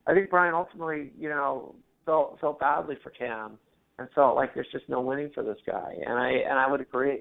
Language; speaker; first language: English; native; English